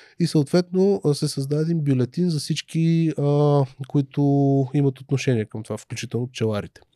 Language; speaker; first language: Bulgarian; native; Bulgarian